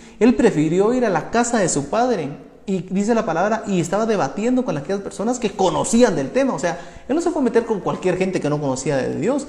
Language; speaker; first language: Spanish; native; Spanish